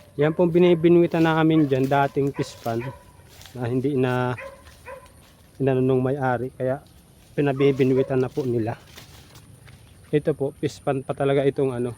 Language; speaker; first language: Filipino; non-native, local second language; Bikol